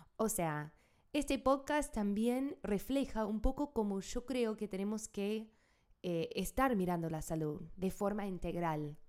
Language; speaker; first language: Spanish; non-native, fluent; English